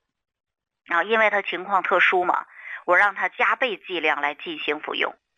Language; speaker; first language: Chinese; native; Chinese